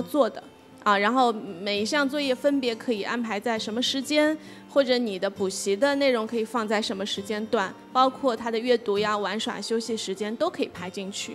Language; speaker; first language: Chinese; native; Chinese